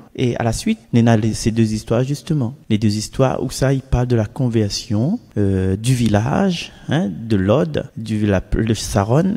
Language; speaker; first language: French; non-native, local second language; Réunion Creole French